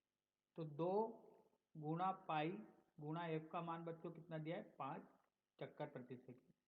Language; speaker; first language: Hindi; native; Hindi